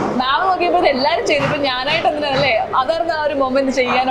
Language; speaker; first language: Malayalam; native; Malayalam